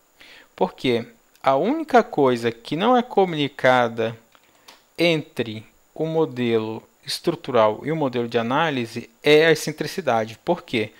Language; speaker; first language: Portuguese; native; Portuguese